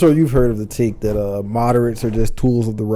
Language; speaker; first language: English; native; English